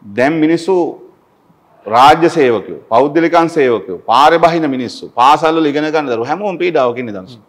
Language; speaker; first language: Sinhala; native; Sinhala